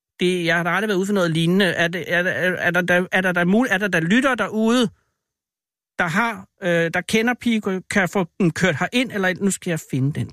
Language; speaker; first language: Danish; native; Danish